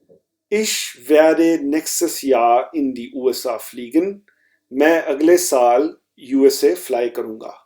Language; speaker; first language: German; non-native, fluent; Urdu